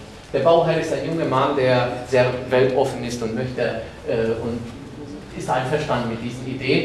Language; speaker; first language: German; non-native, fluent; Hungarian